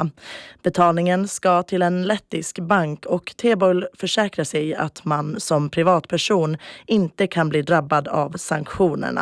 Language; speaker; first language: Swedish; native; Swedish